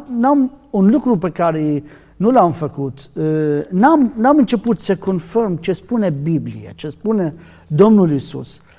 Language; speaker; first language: Romanian; non-native, learner; Arabic